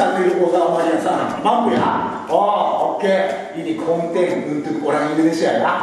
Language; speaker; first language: Indonesian; non-native, fluent; Japanese